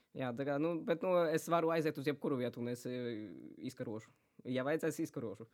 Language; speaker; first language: Latvian; native; Latvian